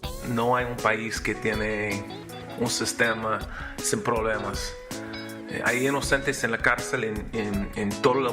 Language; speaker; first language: Spanish; non-native, learner; English